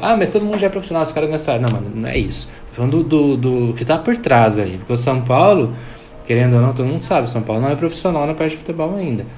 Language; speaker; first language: Portuguese; native; Portuguese